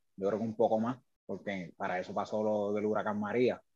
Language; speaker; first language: Spanish; native; Spanish